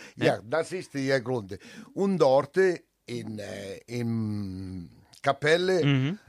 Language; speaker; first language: German; non-native, learner; Italian